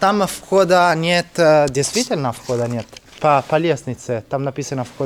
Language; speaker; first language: Russian; non-native, fluent; Italian